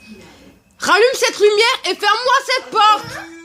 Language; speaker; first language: French; native; French